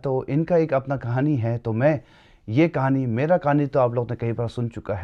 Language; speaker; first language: Hindi; non-native, local second language; Tibetan